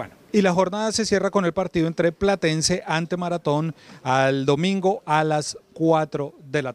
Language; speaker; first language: Spanish; native; Spanish